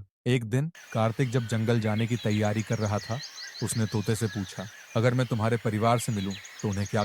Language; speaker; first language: Hindi; native; Hindi